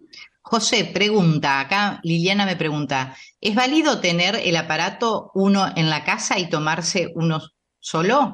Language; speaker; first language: Spanish; native; Spanish